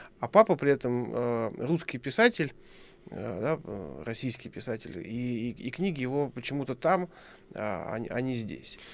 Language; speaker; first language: Russian; native; Russian